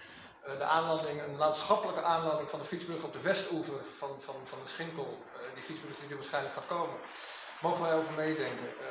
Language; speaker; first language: Dutch; native; Dutch